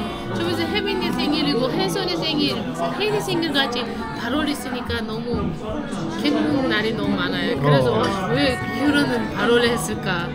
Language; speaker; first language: Korean; non-native, fluent; Uzbek